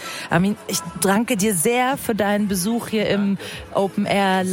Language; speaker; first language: German; early bilingual, other home language; Persian